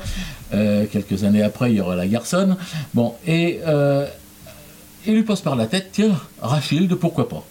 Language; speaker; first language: French; native; French